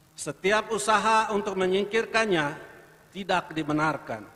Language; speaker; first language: Indonesian; non-native, local second language; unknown